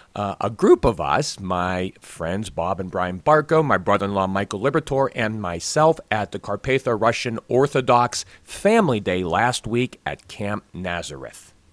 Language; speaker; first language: English; native; English